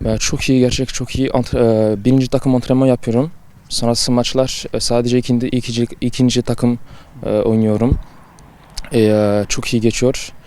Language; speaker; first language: Turkish; early bilingual, heritage; Turkish